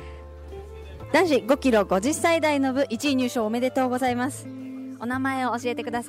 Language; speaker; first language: Japanese; native; Japanese